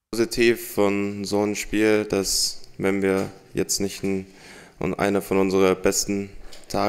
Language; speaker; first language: German; early bilingual, heritage; German